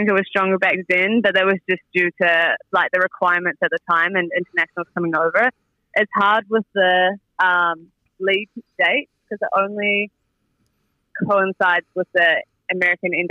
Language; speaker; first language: English; native; English